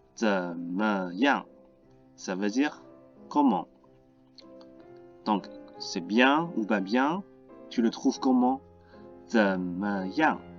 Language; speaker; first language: French; non-native, fluent; Chinese